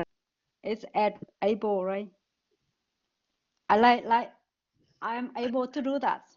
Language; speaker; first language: English; non-native, learner; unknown